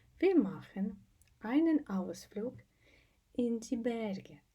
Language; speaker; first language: German; non-native, fluent; Ukrainian